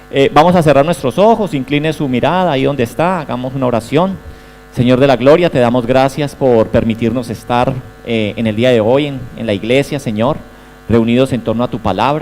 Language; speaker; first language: Spanish; native; Spanish